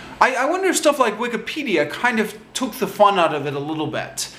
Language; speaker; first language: English; native; English